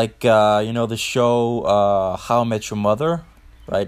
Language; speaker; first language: English; non-native, fluent; Danish